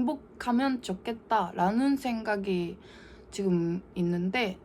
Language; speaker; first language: Korean; non-native, learner; Japanese